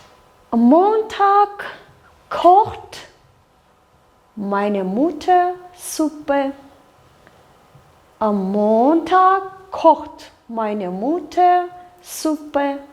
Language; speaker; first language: German; non-native, fluent; Kyrgyz